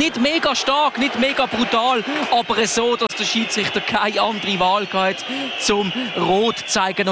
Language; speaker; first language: German; native; German